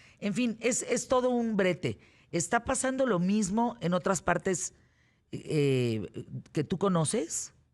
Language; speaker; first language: Spanish; native; Spanish